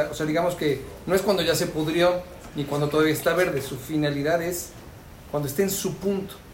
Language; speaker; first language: Spanish; native; Spanish